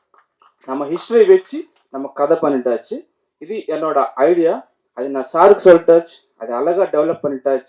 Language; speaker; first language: Tamil; non-native, learner; Telugu